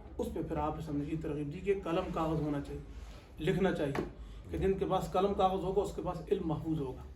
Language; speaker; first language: Urdu; non-native, local second language; Pashto